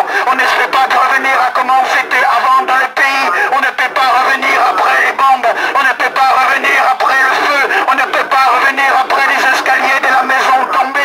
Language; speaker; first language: French; native; French